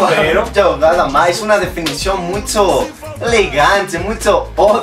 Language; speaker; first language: Portuguese; non-native, learner; Spanish